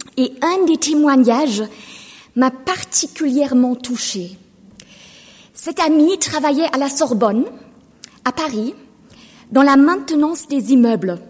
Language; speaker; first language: French; non-native, fluent; German